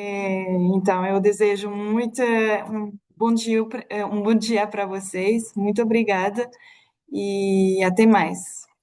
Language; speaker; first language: Portuguese; non-native, fluent; French